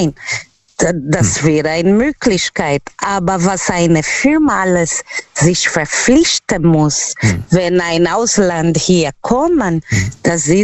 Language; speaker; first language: German; non-native, learner; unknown